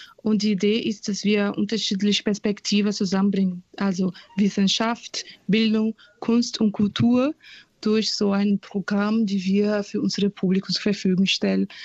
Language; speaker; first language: German; non-native, fluent; Portuguese